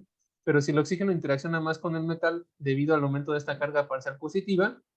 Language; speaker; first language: Spanish; native; Spanish